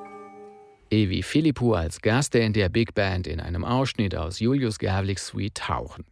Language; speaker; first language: German; native; German